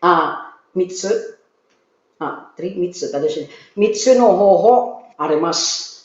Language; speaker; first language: Japanese; non-native, learner; Filipino